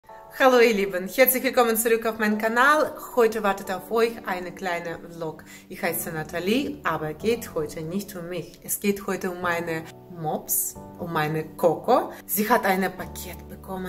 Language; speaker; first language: German; non-native, learner; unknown